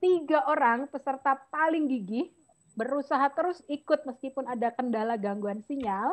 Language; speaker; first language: Indonesian; native; Indonesian